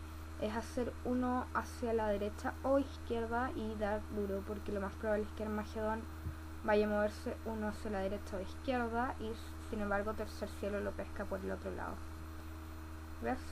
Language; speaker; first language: Spanish; native; Spanish